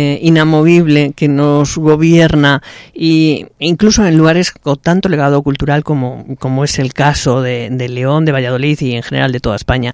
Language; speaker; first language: Spanish; native; Spanish